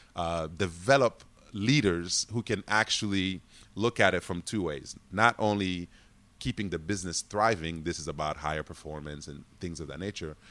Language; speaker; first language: English; non-native, fluent; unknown